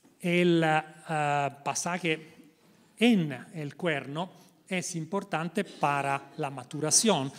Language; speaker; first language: Spanish; non-native, learner; Italian